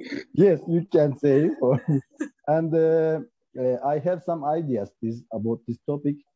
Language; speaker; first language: English; non-native, learner; Turkish